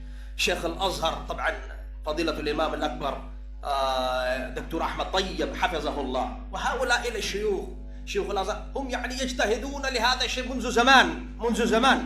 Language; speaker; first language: Arabic; non-native, fluent; Urdu